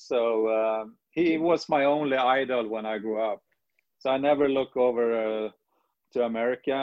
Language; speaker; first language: English; non-native, fluent; Swedish